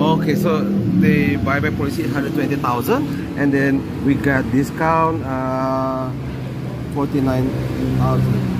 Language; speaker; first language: English; non-native, fluent; Indonesian